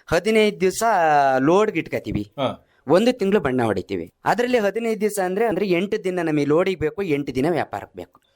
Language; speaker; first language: Kannada; native; Kannada